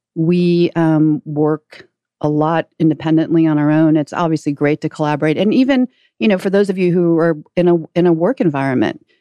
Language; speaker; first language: English; native; English